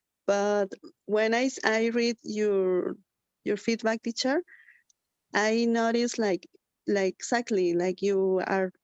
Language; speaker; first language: English; non-native, learner; Spanish